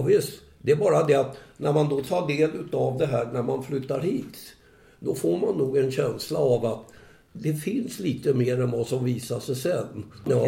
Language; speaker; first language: Swedish; native; Swedish